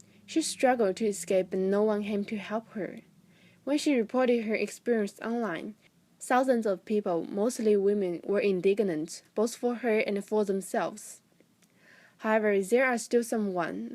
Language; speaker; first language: English; non-native, fluent; Chinese